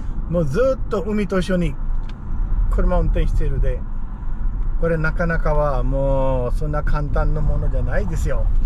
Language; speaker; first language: Japanese; non-native, fluent; Urdu